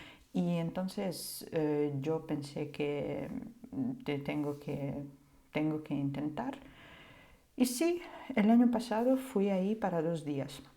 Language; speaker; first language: Spanish; non-native, fluent; Ukrainian